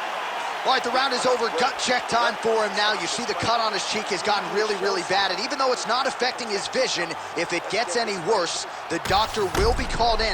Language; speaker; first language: English; native; English